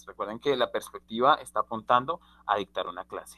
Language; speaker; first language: Spanish; native; Spanish